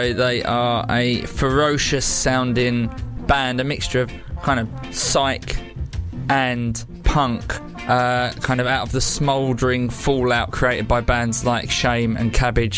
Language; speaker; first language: English; native; English